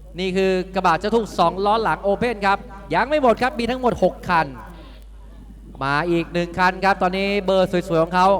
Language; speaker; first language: Thai; native; Thai